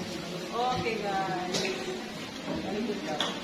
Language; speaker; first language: English; non-native, fluent; Indonesian